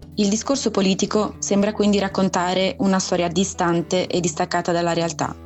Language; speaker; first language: Italian; native; Italian